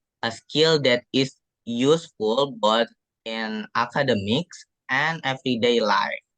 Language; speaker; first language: English; non-native, learner; Indonesian